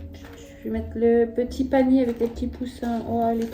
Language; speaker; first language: French; native; French